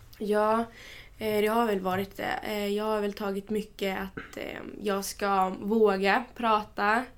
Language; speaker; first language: Swedish; early bilingual, other home language; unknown